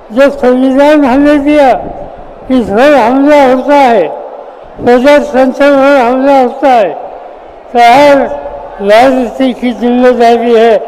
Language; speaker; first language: Hindi; non-native, local second language; Marathi